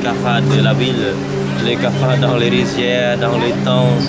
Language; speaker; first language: French; non-native, learner; Khmer